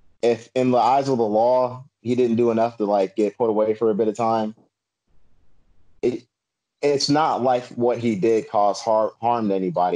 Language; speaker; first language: English; native; English